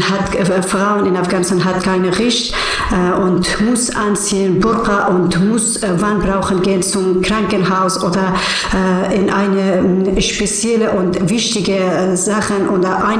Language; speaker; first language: German; non-native, learner; Persian